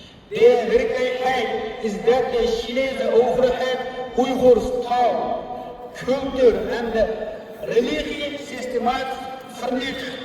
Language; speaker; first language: Dutch; non-native, learner; Uyghur